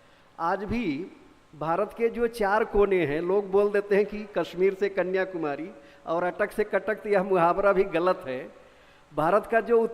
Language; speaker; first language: Hindi; native; Hindi